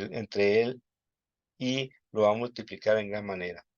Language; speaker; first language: Spanish; native; Spanish